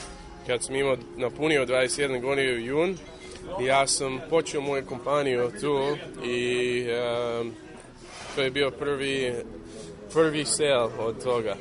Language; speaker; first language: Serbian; early bilingual, heritage; English